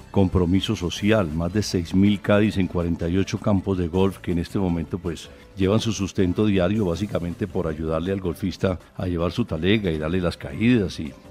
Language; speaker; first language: Spanish; native; Spanish